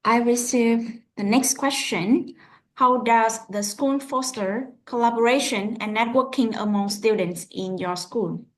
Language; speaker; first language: English; non-native, fluent; Vietnamese